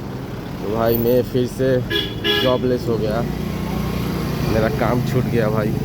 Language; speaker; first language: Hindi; non-native, local second language; Bangla